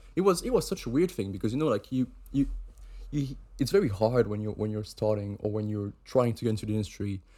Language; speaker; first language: English; non-native, fluent; German